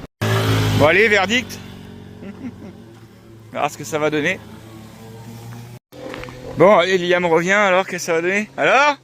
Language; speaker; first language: French; native; French